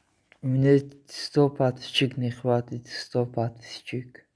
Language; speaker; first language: Russian; non-native, learner; Tajik